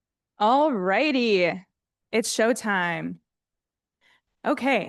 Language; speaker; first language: English; native; English